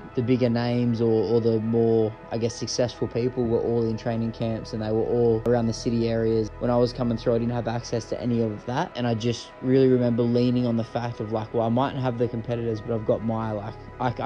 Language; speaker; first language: English; native; English